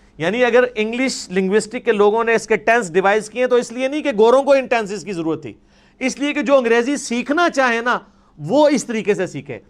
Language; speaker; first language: Urdu; non-native, local second language; Punjabi